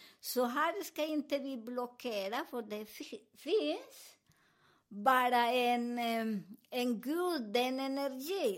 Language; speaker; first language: Swedish; non-native, fluent; Spanish